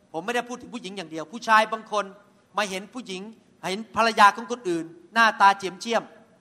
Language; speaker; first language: Thai; native; Thai